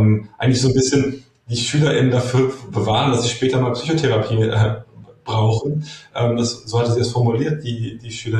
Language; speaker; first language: German; native; German